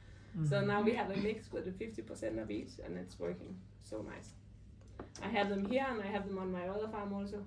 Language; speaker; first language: English; non-native, fluent; Danish